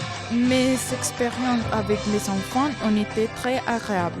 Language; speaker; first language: French; non-native, learner; Spanish